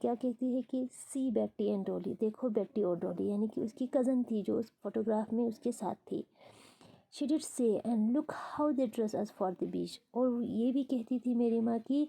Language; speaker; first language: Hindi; non-native, local second language; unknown